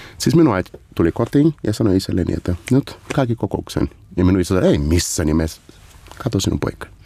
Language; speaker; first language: Finnish; non-native, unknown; Portuguese